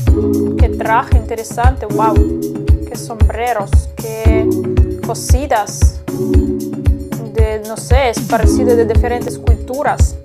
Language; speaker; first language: Spanish; non-native, fluent; Russian